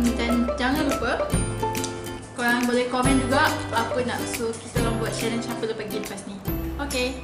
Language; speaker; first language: Malay; native; Malay